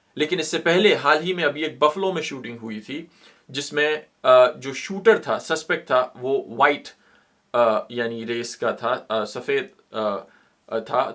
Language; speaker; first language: Urdu; native; Urdu